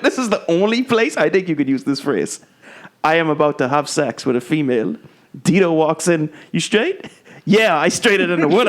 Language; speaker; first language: English; native; English